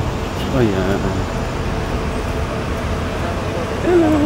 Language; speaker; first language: English; non-native, learner; Filipino